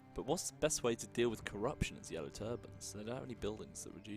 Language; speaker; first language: English; native; English